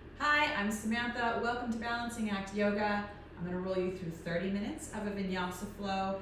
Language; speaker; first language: English; native; English